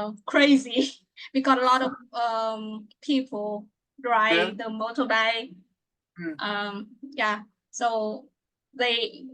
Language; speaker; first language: English; non-native, fluent; Vietnamese